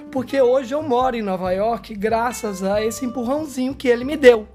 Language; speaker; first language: Portuguese; native; Portuguese